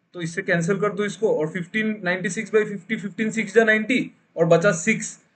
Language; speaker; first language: Hindi; non-native, local second language; Bangla